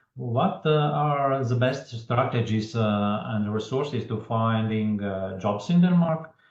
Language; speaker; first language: English; non-native, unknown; Latvian